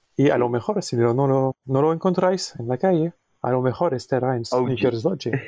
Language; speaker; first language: Spanish; non-native, fluent; French